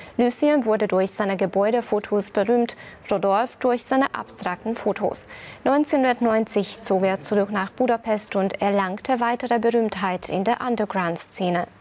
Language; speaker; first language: German; non-native, fluent; Hungarian